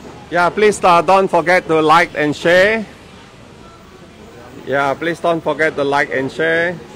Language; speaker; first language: English; non-native, local second language; Chinese